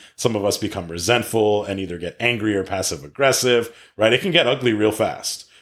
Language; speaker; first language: English; native; English